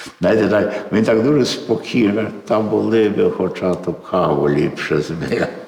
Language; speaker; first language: Ukrainian; early bilingual, heritage; Ukrainian